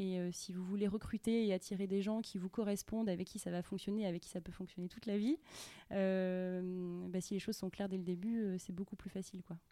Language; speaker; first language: French; native; French